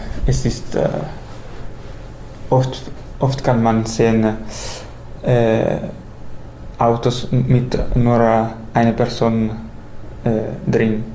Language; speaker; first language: German; non-native, learner; Italian